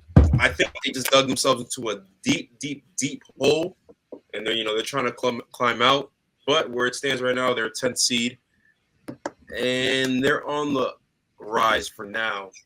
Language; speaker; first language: English; native; English